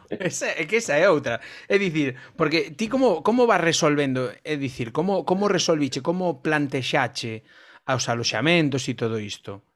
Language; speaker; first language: Galician; non-native, local second language; Spanish